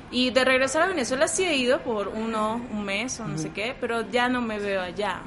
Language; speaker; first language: Spanish; native; Spanish